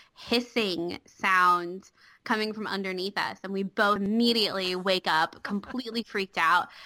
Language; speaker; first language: English; native; English